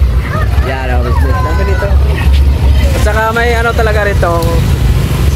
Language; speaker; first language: Filipino; non-native, local second language; Hiligaynon